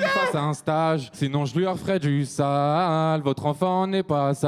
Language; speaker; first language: French; native; French